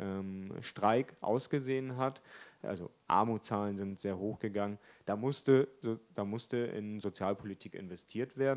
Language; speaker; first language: German; native; German